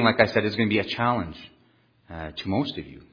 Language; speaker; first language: English; non-native, fluent; French